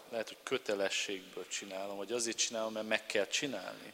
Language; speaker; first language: Hungarian; non-native, learner; English